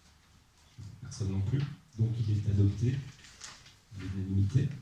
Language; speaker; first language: French; native; French